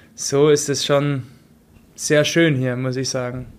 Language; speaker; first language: German; native; German